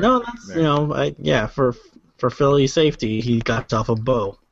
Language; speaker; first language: English; native; English